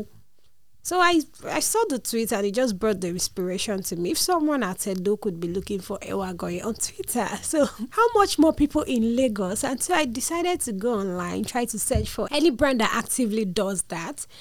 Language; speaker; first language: English; non-native, local second language; Yoruba